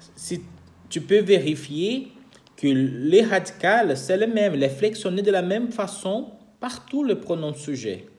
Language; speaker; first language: French; non-native, fluent; Portuguese